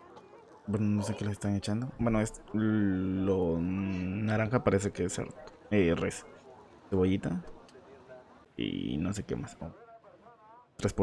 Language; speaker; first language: Spanish; native; Spanish